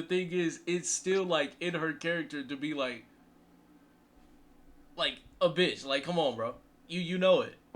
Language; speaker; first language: English; native; English